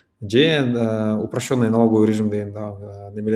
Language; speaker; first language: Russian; non-native, local second language; Kyrgyz